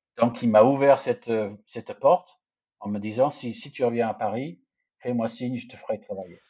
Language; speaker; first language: French; non-native, fluent; English